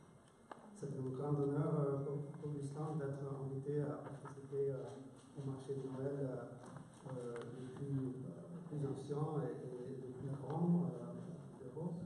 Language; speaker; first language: French; non-native, fluent; Icelandic